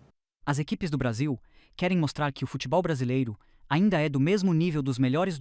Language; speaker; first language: Portuguese; native; Portuguese